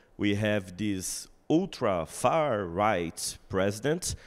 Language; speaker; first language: English; non-native, fluent; Portuguese